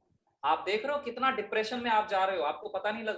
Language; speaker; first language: Hindi; native; Hindi